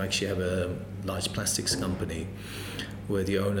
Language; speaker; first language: English; native; English